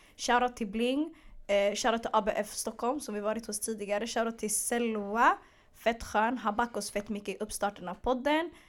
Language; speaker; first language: Swedish; early bilingual, other home language; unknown